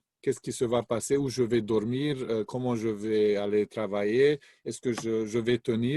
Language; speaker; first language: French; non-native, fluent; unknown